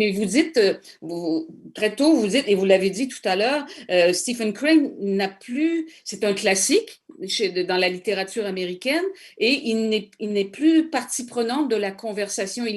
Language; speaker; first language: French; native; French